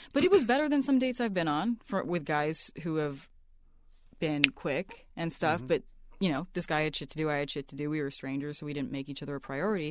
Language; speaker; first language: English; native; English